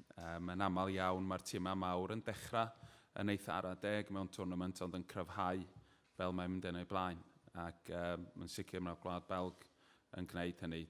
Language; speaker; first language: Welsh; native; Welsh